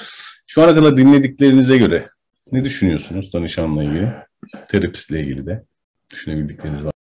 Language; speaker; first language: Turkish; native; Turkish